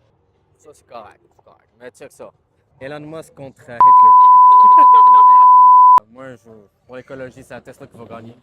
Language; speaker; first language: French; native; French